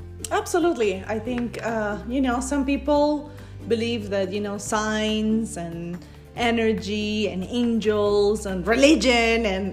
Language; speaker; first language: English; non-native, fluent; Spanish